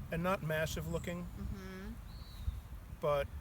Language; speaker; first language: English; native; English